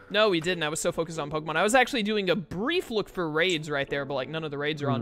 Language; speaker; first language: English; native; English